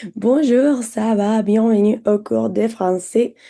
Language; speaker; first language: French; non-native, fluent; Spanish